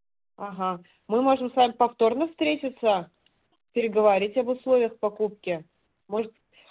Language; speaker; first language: Russian; native; Russian